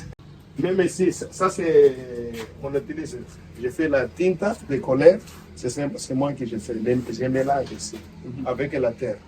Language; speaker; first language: French; non-native, learner; Portuguese